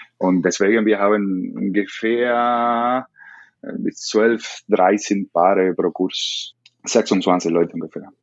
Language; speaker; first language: German; non-native, learner; Spanish